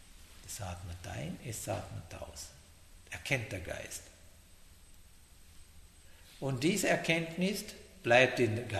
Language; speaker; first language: German; non-native, fluent; Sinhala